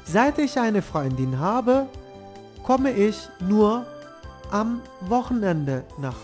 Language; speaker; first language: German; non-native, fluent; Turkish